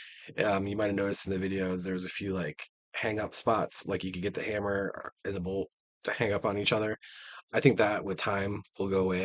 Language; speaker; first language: English; native; English